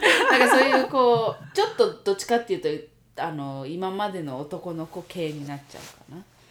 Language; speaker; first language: Japanese; early bilingual, heritage; Japanese